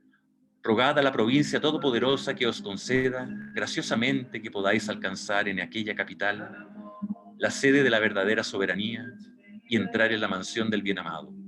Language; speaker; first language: Spanish; native; Spanish